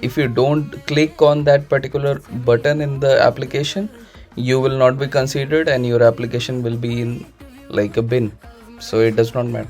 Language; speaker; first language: English; non-native, local second language; Hindi